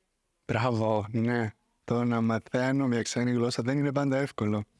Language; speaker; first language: Greek; non-native, fluent; English